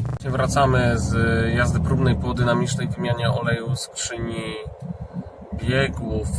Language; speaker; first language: Polish; native; Polish